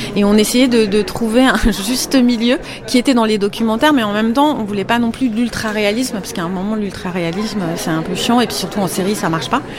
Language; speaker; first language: French; native; French